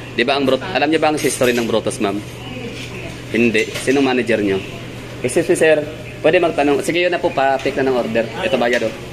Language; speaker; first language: Filipino; non-native, local second language; Cebuano